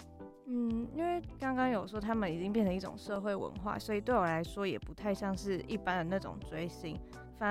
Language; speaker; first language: Chinese; native; Chinese